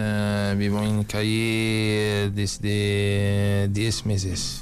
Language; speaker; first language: Spanish; non-native, learner; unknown